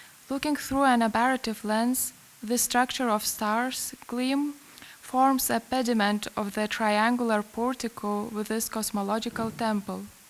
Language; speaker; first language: English; non-native, fluent; Lithuanian